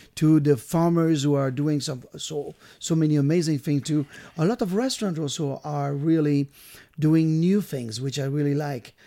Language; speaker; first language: English; non-native, fluent; French